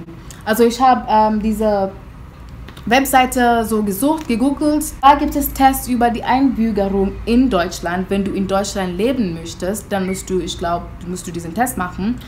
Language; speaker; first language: German; non-native, fluent; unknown